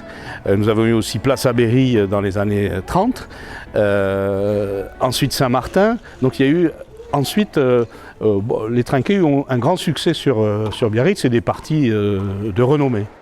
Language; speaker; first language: French; native; French